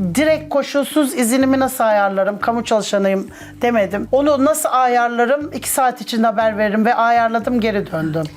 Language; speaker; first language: Turkish; native; Turkish